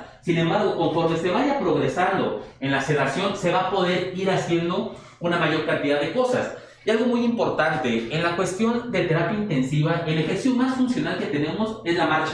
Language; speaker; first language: Spanish; native; Spanish